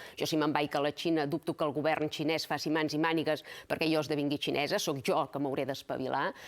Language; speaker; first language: Catalan; native; Catalan